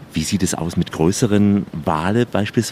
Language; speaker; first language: German; native; German